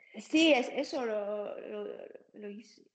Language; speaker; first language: Spanish; non-native, learner; German